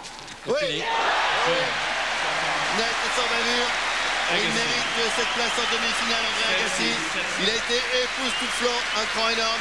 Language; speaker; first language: French; native; French